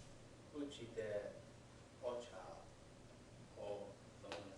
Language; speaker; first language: Japanese; non-native, learner; English